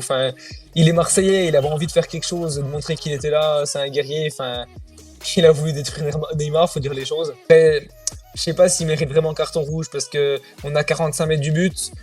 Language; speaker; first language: French; native; French